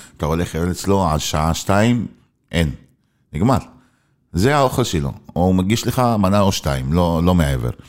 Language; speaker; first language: Hebrew; non-native, local second language; Arabic